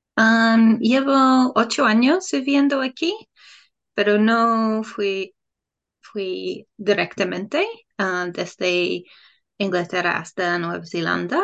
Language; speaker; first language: Spanish; non-native, learner; English